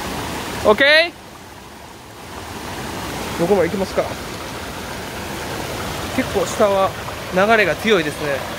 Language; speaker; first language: Japanese; native; Japanese